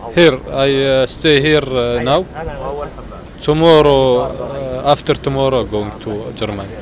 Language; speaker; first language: English; non-native, learner; Arabic